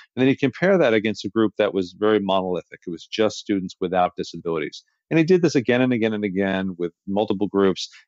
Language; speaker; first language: English; native; English